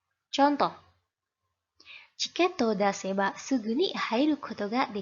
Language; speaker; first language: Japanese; non-native, fluent; Indonesian